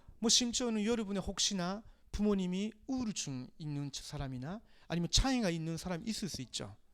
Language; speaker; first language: Korean; non-native, fluent; Japanese